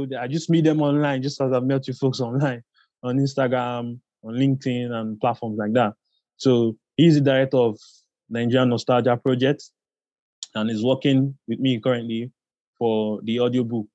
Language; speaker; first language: English; non-native, local second language; Igbo